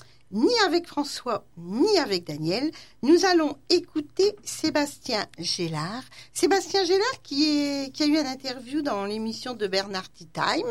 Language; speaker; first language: French; native; French